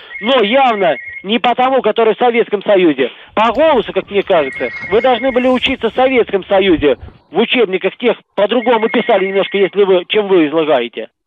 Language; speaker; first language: Russian; native; Russian